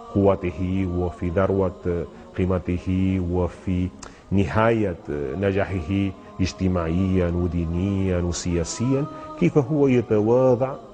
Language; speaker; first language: Arabic; non-native, fluent; Spanish